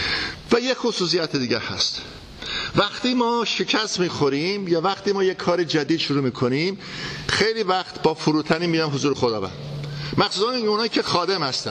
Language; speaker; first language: Persian; non-native, fluent; English